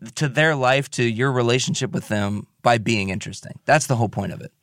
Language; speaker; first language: English; native; English